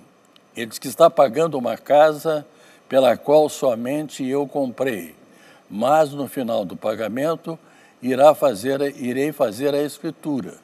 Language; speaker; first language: Portuguese; native; Portuguese